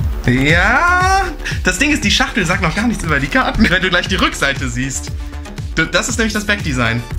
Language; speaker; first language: German; native; German